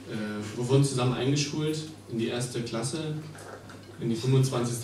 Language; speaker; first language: German; native; German